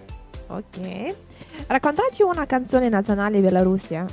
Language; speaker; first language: Italian; non-native, learner; Romanian